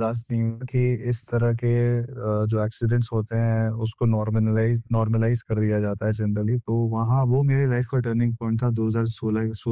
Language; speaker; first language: Hindi; native; Hindi